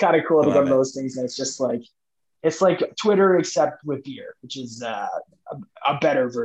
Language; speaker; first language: English; native; English